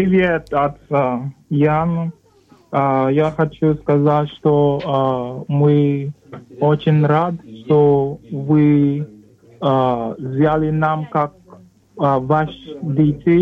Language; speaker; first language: Ukrainian; non-native, learner; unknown